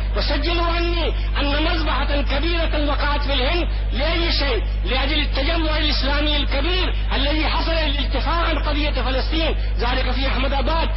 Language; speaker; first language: Arabic; non-native, fluent; Urdu